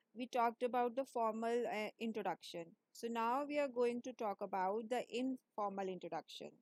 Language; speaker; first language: English; non-native, local second language; Hindi